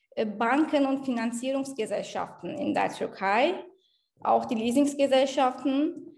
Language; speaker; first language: German; non-native, fluent; Turkish